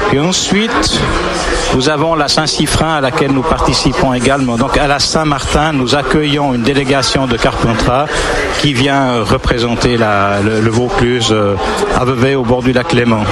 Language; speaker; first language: French; native; French